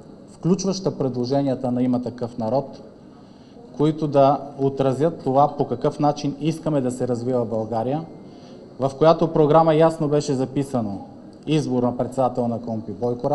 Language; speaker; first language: Bulgarian; native; Bulgarian